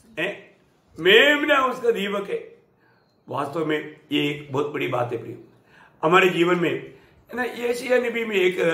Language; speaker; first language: Hindi; non-native, local second language; Malayalam